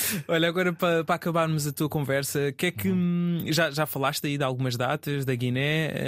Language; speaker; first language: Portuguese; native; Portuguese